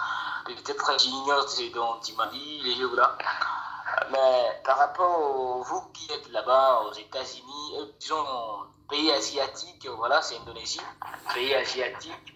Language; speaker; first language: French; non-native, local second language; Rundi